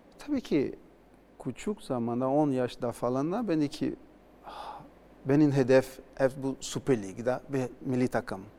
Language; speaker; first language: Turkish; non-native, learner; Portuguese